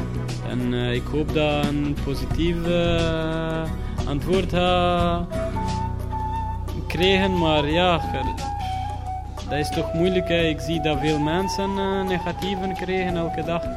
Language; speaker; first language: Dutch; non-native, learner; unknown